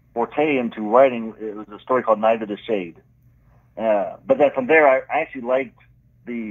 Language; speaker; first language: English; native; English